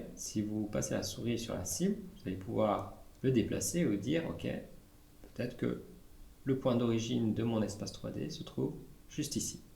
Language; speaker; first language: French; native; French